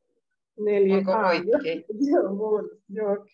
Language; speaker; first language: Finnish; non-native, learner; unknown